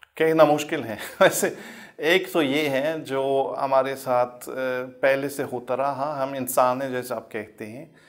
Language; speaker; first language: Urdu; non-native, fluent; German